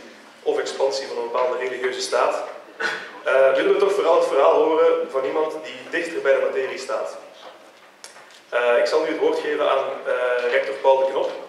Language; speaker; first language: Dutch; native; Dutch